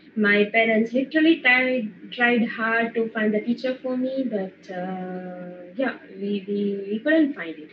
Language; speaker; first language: English; non-native, local second language; Gujarati